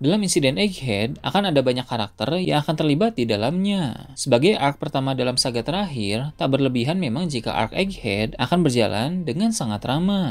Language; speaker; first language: Indonesian; native; Indonesian